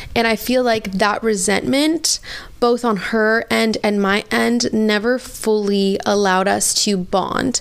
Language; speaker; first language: English; native; English